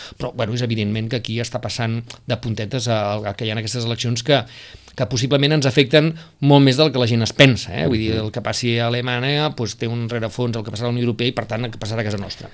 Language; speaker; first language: Catalan; native; Catalan